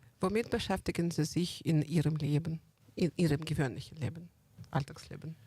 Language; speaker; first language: German; non-native, fluent; Ukrainian